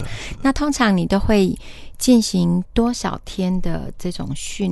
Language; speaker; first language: Chinese; native; Chinese